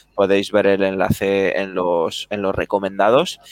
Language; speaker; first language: Spanish; native; Spanish